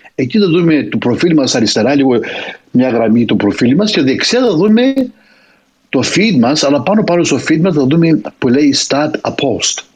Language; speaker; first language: Greek; early bilingual, heritage; Greek